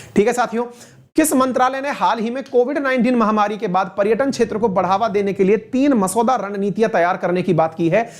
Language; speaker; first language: Hindi; native; Hindi